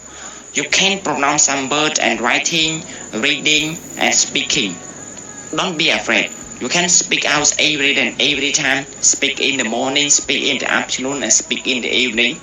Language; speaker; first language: English; non-native, learner; Khmer